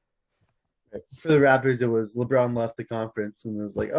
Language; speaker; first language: English; native; English